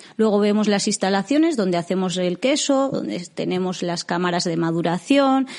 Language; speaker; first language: Spanish; native; Spanish